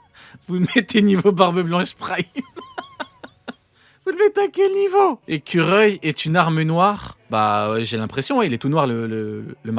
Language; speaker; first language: French; native; French